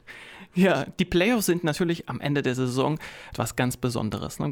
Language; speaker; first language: German; native; German